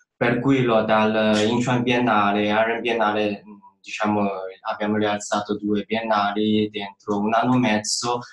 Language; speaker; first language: Italian; non-native, learner; Chinese